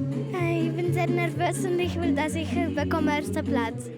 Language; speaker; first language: German; non-native, local second language; Romansh